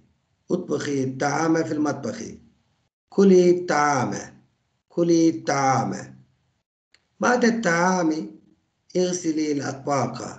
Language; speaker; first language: Arabic; non-native, fluent; Turkish